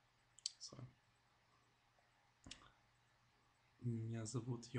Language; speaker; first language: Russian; non-native, learner; Dutch